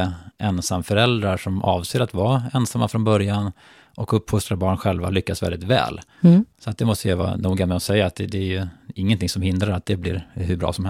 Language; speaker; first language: Swedish; native; Swedish